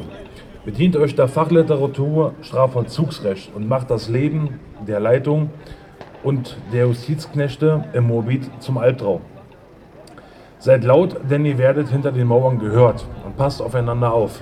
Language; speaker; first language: German; native; German